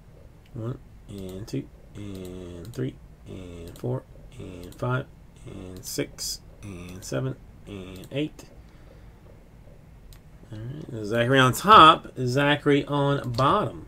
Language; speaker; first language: English; native; English